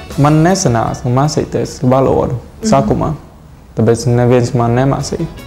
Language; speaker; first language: Latvian; non-native, learner; Vietnamese